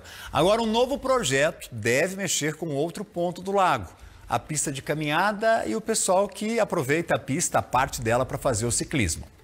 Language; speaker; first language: Portuguese; native; Portuguese